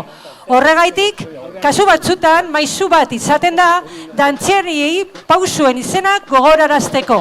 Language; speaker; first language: Basque; native; Basque